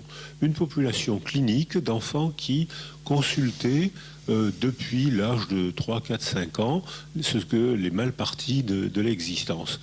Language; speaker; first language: French; native; French